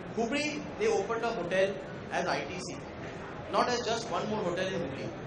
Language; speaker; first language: English; non-native, local second language; Konkani